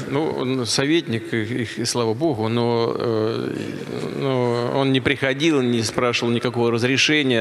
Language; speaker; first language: Russian; native; Russian